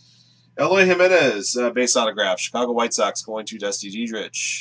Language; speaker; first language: English; native; English